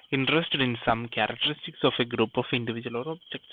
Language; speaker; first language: English; non-native, local second language; Malayalam